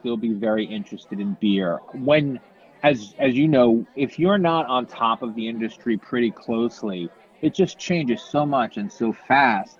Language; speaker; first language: English; native; English